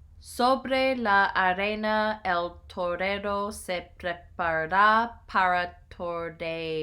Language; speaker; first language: Spanish; non-native, learner; English